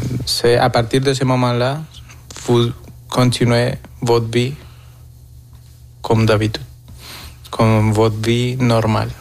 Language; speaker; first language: French; non-native, fluent; Spanish